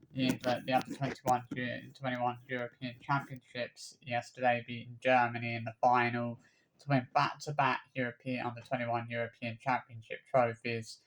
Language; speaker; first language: English; native; English